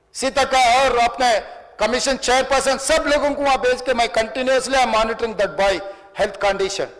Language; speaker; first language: Hindi; non-native, local second language; Telugu